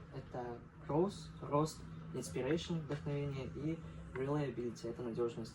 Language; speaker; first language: Russian; native; Russian